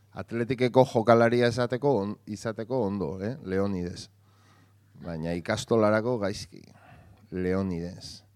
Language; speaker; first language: Basque; non-native, local second language; Spanish